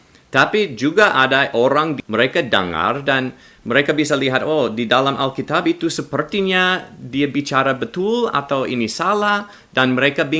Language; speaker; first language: Indonesian; non-native, learner; English